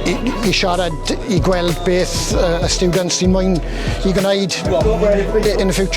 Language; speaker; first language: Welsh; non-native, learner; English